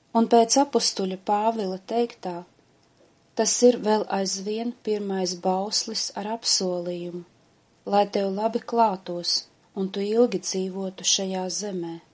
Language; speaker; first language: Latvian; native; Latvian